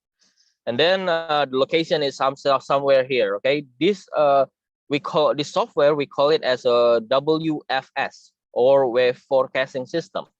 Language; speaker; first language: English; non-native, fluent; Indonesian